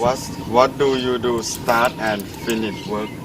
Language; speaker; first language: English; non-native, learner; Thai